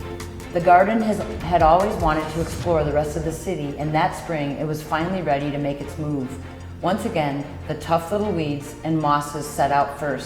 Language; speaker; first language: English; native; English